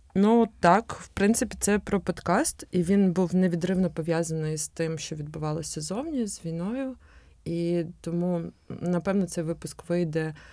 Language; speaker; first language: Ukrainian; non-native, local second language; Russian